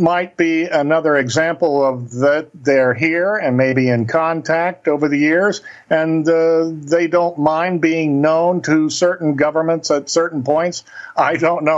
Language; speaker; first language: English; native; English